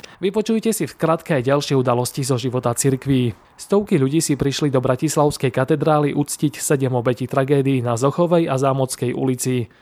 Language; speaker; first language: Slovak; native; Slovak